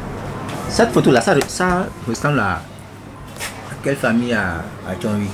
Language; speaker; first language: French; non-native, local second language; Fon